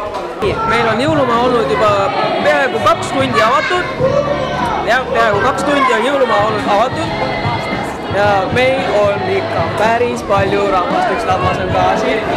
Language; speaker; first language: Estonian; native; Estonian